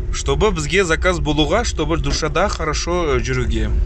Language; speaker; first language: Russian; non-native, local second language; Kazakh